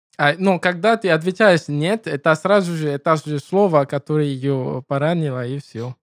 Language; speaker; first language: Russian; non-native, learner; English